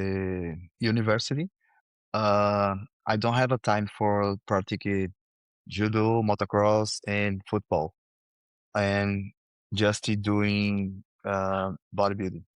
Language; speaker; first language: English; non-native, learner; Portuguese